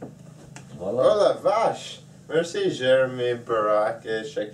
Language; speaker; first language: French; non-native, learner; English